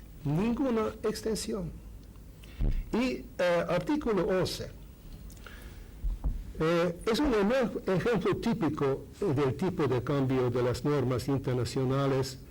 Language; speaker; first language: Spanish; non-native, fluent; Hungarian